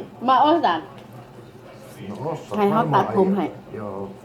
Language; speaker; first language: Finnish; non-native, learner; Thai